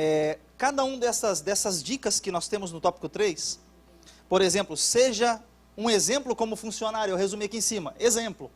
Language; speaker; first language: Portuguese; native; Portuguese